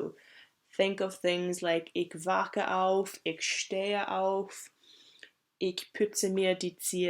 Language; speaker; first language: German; non-native, fluent; English